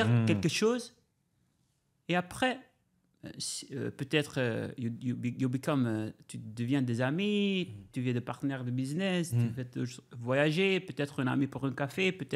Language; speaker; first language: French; non-native, learner; Albanian